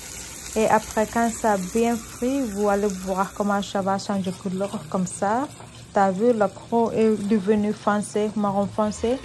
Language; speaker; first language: French; non-native, learner; Soninke